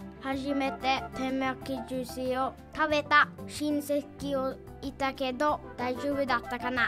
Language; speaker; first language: Japanese; early bilingual, heritage; Swedish